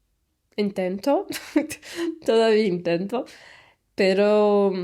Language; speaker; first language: Spanish; non-native, learner; Portuguese